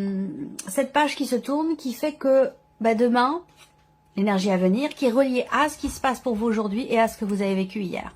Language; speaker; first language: French; native; French